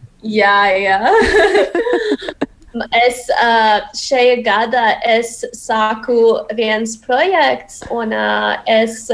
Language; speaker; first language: Latvian; non-native, learner; Spanish